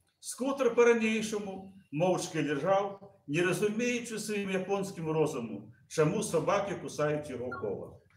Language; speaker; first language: Belarusian; native; Belarusian